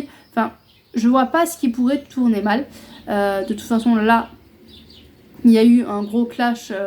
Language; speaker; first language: French; native; French